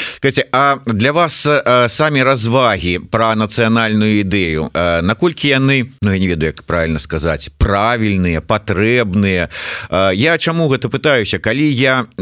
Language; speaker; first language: Belarusian; non-native, local second language; Russian